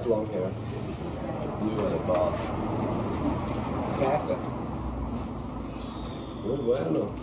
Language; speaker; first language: English; non-native, fluent; German